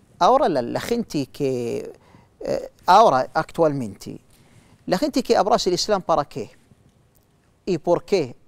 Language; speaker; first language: Spanish; non-native, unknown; Arabic